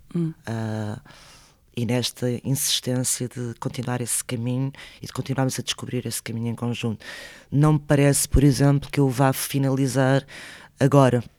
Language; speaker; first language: Portuguese; early bilingual, other home language; Spanish